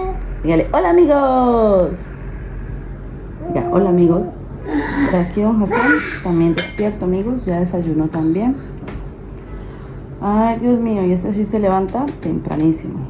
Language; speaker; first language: Spanish; native; Spanish